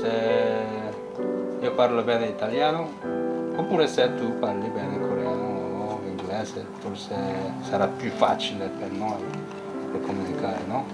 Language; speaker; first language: Italian; non-native, learner; Korean